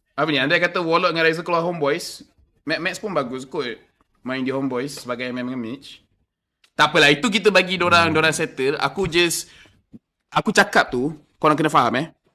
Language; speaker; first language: Malay; non-native, local second language; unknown